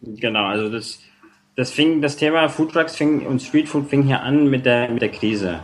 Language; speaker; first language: German; non-native, fluent; Spanish